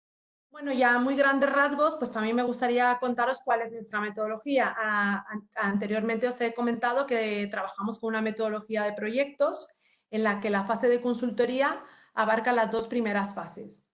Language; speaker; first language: Spanish; native; Spanish